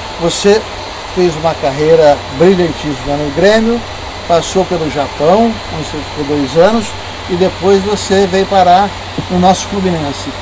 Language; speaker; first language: Portuguese; native; Portuguese